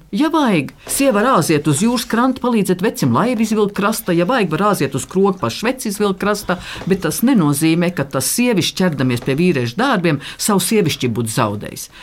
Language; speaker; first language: Latvian; native; Latvian